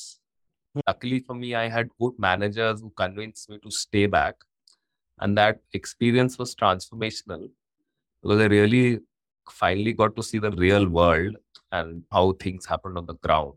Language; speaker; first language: English; non-native, local second language; Hindi